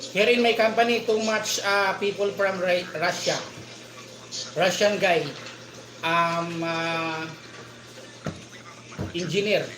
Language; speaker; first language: English; non-native, local second language; Filipino